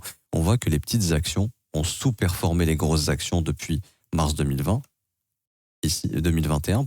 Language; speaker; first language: French; native; French